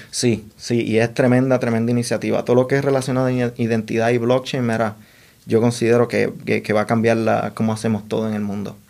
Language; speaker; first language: Spanish; native; Spanish